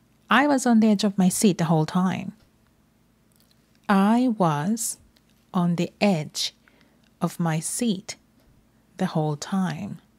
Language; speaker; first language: English; non-native, fluent; Japanese